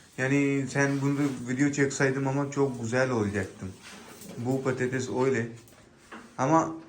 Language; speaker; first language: Turkish; non-native, learner; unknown